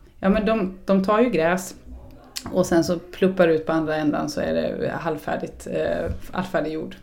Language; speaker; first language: Swedish; native; Swedish